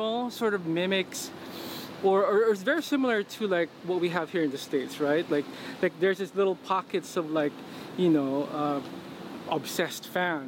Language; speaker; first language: English; non-native, local second language; Filipino